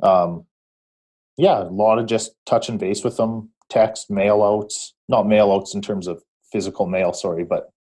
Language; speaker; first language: English; native; English